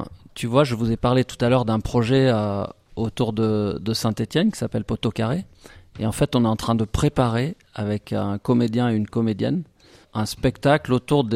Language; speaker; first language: French; native; French